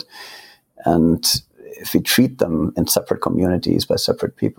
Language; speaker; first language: English; non-native, fluent; Finnish